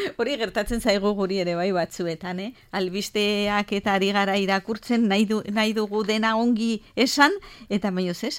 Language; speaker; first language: Basque; native; Basque